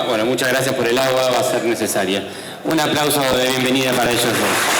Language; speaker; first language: Spanish; native; Spanish